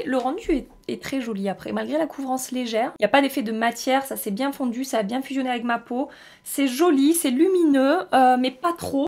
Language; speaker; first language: French; native; French